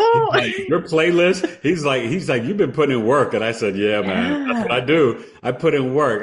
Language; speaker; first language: English; native; English